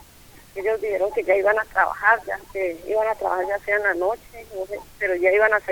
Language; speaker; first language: Spanish; native; Spanish